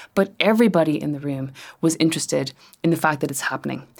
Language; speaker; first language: English; native; English